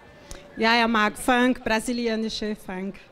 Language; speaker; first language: German; non-native, fluent; Portuguese